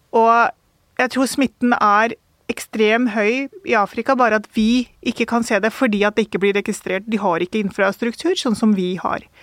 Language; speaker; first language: Norwegian; early bilingual, other home language; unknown